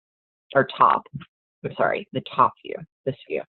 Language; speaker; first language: English; native; English